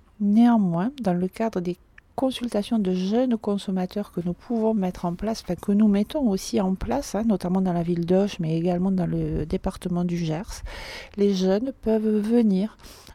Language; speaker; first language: French; native; French